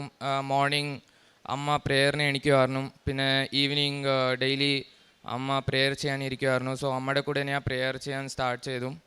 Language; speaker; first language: Malayalam; early bilingual, heritage; Malayalam